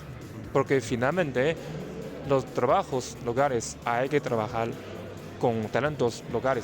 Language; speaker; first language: Spanish; non-native, fluent; Chinese